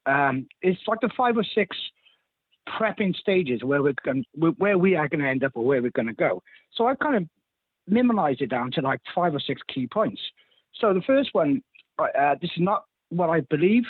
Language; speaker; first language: English; native; English